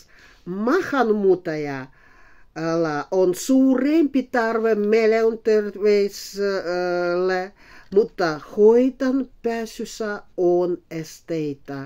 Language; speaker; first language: Finnish; non-native, fluent; Russian